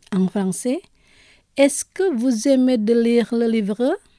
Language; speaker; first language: French; non-native, learner; Indonesian